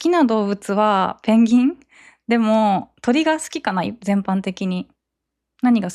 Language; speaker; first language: Japanese; native; Japanese